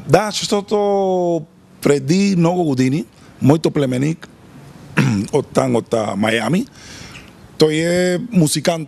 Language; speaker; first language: Bulgarian; non-native, learner; Spanish